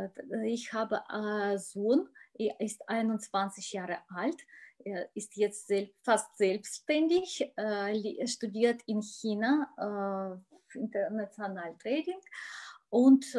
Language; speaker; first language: German; non-native, learner; Russian